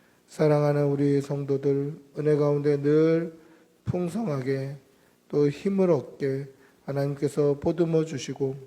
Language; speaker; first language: Korean; native; Korean